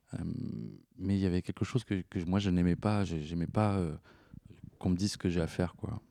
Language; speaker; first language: French; native; French